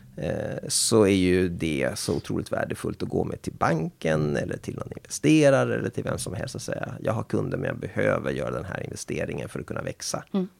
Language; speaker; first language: Swedish; native; Swedish